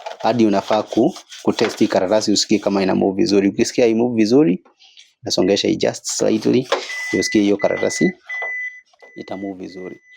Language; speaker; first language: Swahili; native; Swahili